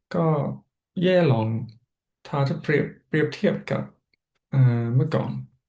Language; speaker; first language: Thai; non-native, learner; English